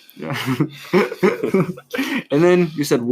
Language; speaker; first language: English; native; English